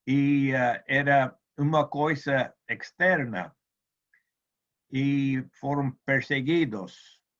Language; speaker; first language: Spanish; non-native, learner; Portuguese